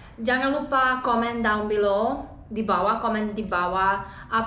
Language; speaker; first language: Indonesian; non-native, learner; Serbian